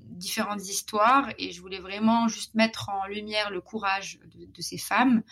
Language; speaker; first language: French; non-native, local second language; Arabic